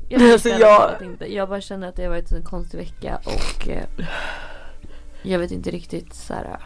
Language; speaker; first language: Swedish; native; Swedish